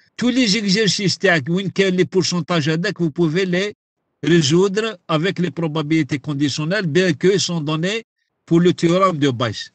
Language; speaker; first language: French; non-native, local second language; Arabic